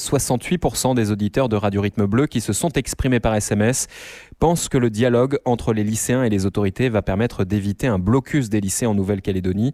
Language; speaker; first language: French; native; French